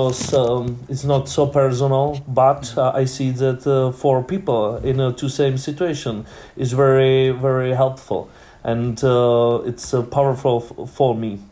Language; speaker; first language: English; non-native, learner; Czech